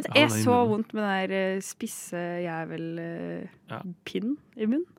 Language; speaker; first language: Norwegian; native; Norwegian